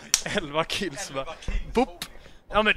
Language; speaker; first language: Swedish; native; Swedish